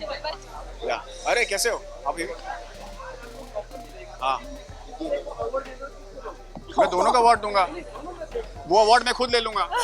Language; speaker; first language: Hindi; native; Hindi